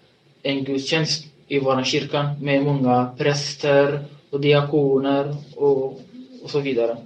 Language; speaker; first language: Swedish; non-native, fluent; Tigrinya